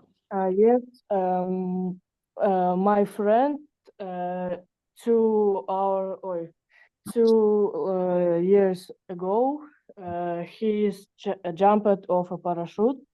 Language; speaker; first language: English; non-native, learner; Russian